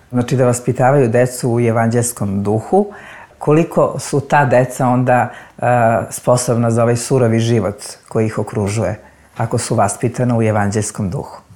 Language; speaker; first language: Serbian; native; Serbian